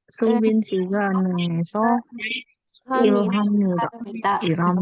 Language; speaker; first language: Korean; non-native, learner; Indonesian